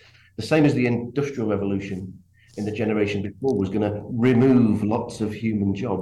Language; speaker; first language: English; native; English